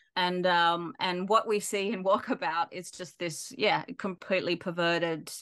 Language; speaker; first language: English; native; English